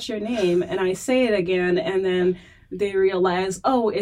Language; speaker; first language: English; non-native, fluent; French